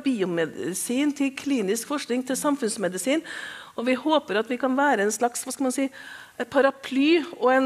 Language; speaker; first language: Norwegian; native; Norwegian